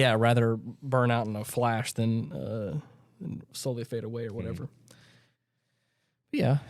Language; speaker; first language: English; native; English